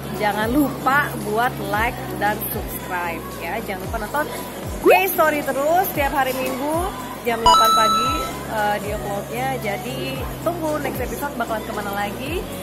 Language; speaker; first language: Indonesian; native; Indonesian